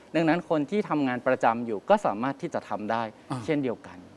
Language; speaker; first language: Thai; native; Thai